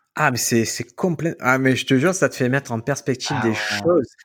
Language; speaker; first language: French; native; French